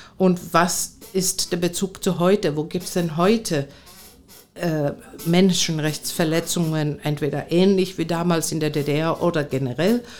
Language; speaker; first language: German; non-native, fluent; Greek